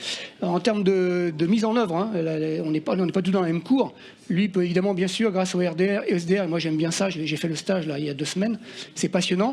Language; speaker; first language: French; native; French